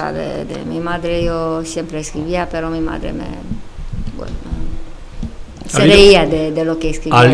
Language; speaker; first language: Spanish; non-native, fluent; Romanian